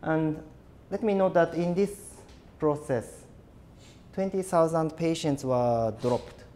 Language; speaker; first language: English; non-native, fluent; Japanese